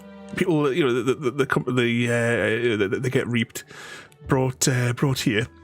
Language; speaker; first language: English; native; English